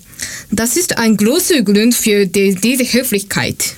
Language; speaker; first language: German; non-native, fluent; Japanese